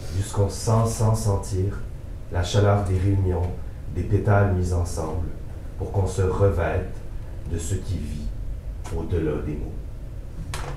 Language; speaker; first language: French; native; French